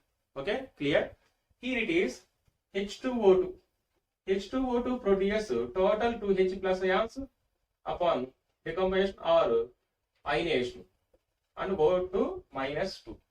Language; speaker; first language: English; non-native, local second language; Telugu